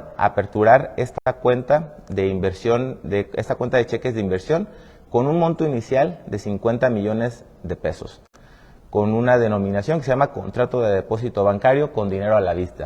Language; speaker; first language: Spanish; native; Spanish